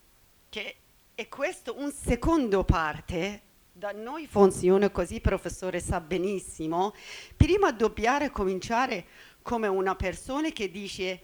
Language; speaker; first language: Italian; non-native, learner; Persian